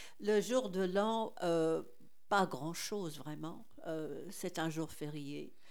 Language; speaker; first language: French; non-native, fluent; English